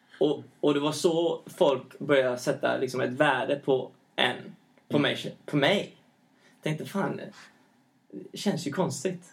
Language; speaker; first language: Swedish; early bilingual, heritage; Swedish